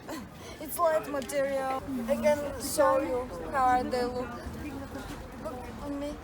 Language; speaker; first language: English; non-native, learner; Bulgarian